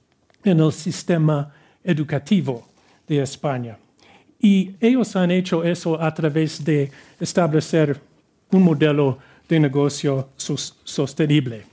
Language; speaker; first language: Spanish; non-native, fluent; English